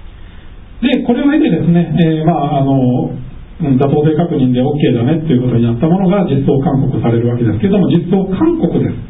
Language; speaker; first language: Japanese; native; Japanese